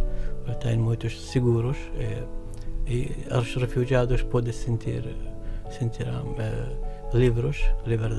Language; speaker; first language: Portuguese; non-native, fluent; Arabic